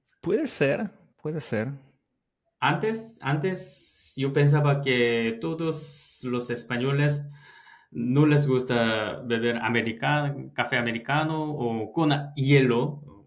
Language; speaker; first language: Spanish; non-native, learner; Korean